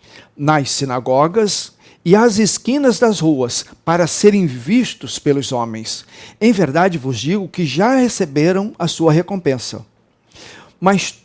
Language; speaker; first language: Portuguese; native; Portuguese